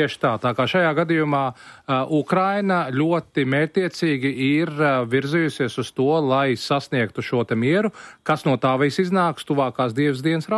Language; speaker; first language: Latvian; native; Latvian